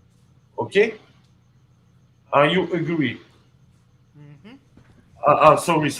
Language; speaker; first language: English; non-native, learner; French